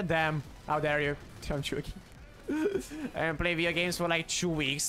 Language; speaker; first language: English; non-native, fluent; Italian